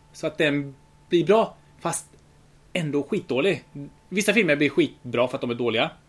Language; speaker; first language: Swedish; early bilingual, other home language; Spanish